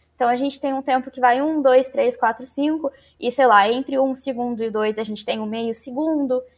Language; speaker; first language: Portuguese; native; Portuguese